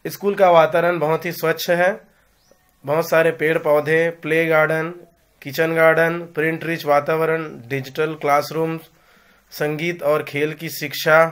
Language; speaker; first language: Hindi; native; Hindi